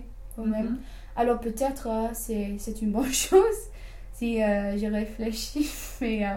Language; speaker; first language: French; non-native, fluent; English